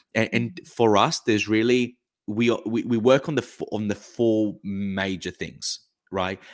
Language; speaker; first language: English; early bilingual, other home language; Italian